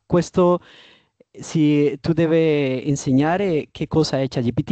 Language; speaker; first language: Italian; non-native, learner; Spanish